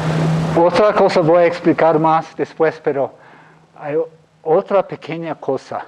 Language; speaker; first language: Spanish; non-native, fluent; English